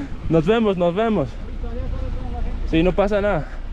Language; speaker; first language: Spanish; non-native, learner; English